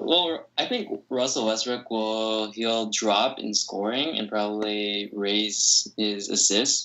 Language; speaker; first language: English; native; English